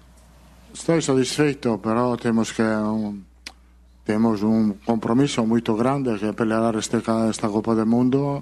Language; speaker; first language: Portuguese; non-native, learner; Spanish